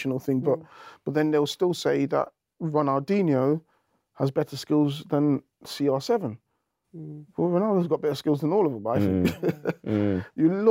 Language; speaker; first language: English; native; English